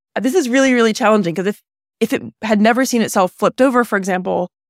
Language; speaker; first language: English; native; English